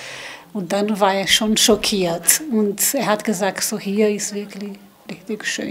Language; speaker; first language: German; non-native, learner; Portuguese